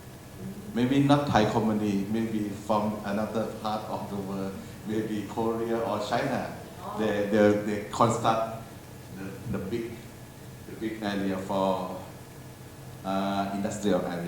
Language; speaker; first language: English; non-native, learner; Thai